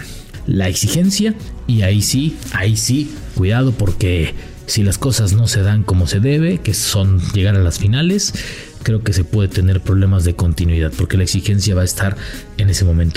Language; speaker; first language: Spanish; native; Spanish